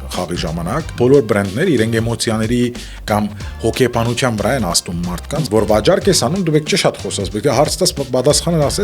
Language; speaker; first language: Armenian; early bilingual, heritage; Armenian